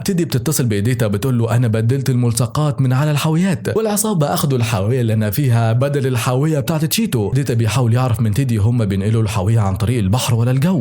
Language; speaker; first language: Arabic; native; Arabic